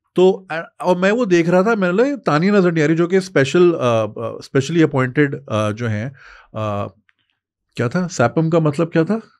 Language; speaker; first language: Urdu; native; Urdu